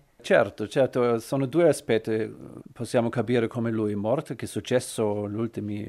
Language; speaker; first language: Italian; non-native, learner; German